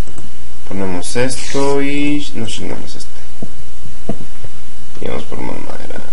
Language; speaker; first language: Spanish; native; Spanish